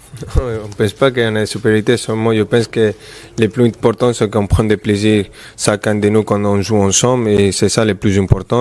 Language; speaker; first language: French; non-native, fluent; Spanish